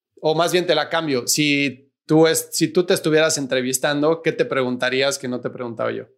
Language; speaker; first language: Spanish; native; Spanish